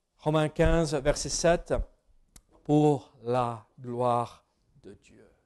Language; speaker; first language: French; non-native, fluent; English